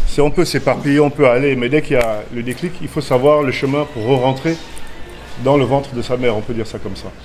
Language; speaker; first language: French; native; French